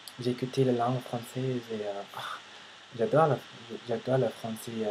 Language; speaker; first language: French; non-native, learner; English